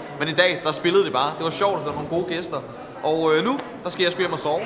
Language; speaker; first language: Danish; native; Danish